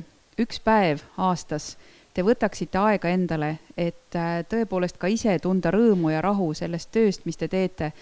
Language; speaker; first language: Estonian; native; Estonian